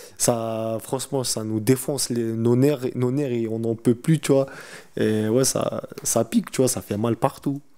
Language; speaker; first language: French; early bilingual, other home language; Chechen